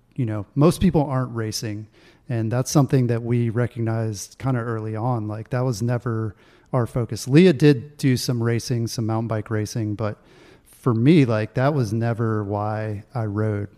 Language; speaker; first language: English; native; English